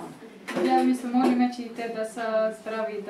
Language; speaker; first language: Bulgarian; non-native, fluent; Albanian